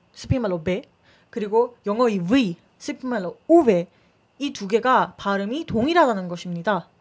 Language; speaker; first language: Korean; non-native, fluent; Spanish